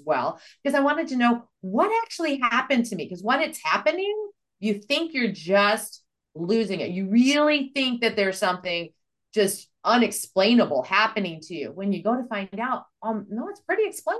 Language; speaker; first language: English; native; English